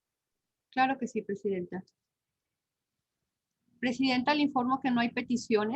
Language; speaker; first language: Spanish; native; Spanish